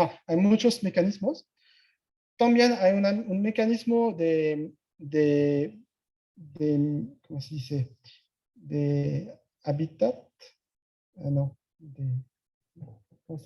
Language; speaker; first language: Spanish; non-native, fluent; French